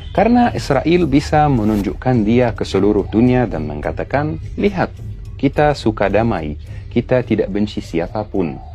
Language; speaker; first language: Malay; non-native, fluent; Arabic